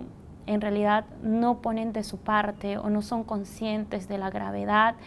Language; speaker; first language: Spanish; native; Spanish